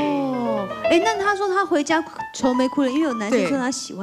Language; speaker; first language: Chinese; native; Chinese